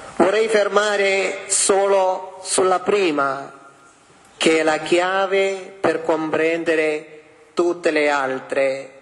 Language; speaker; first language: Italian; non-native, fluent; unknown